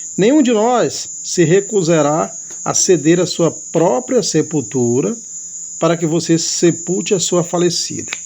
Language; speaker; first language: Portuguese; native; Portuguese